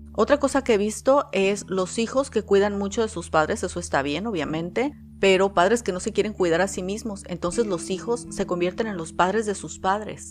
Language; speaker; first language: Spanish; native; Spanish